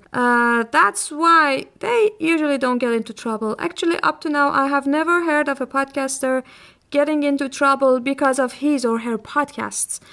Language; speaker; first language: English; non-native, fluent; Persian